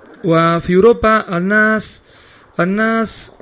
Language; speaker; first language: Arabic; non-native, learner; Spanish